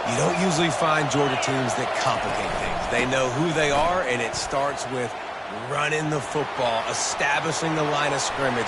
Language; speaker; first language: English; native; English